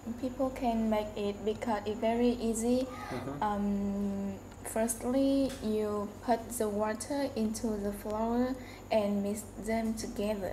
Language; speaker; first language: English; non-native, learner; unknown